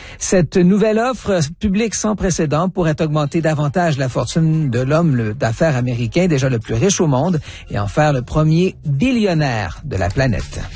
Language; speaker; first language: French; native; French